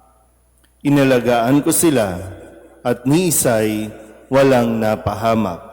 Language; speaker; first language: Filipino; native; Filipino